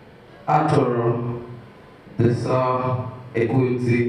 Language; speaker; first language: Igbo; non-native, learner; English